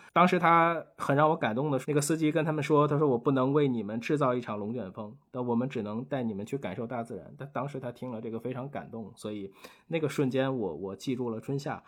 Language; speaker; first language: Chinese; native; Chinese